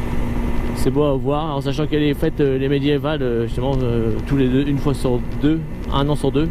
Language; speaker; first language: French; native; French